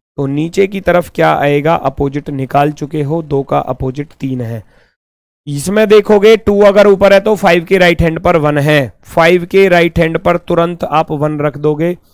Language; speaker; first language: Hindi; native; Hindi